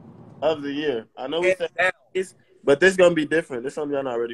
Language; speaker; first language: English; native; English